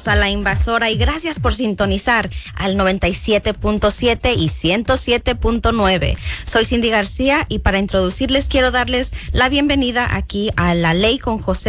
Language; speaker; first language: Spanish; early bilingual, heritage; Spanish